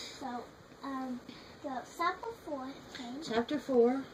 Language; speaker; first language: English; native; English